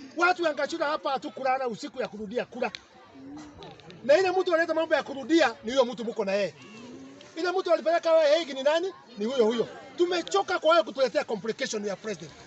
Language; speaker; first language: Swahili; non-native, local second language; Kikuyu